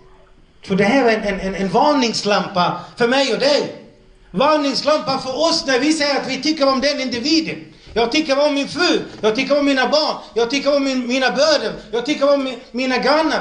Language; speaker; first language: Swedish; non-native, local second language; Arabic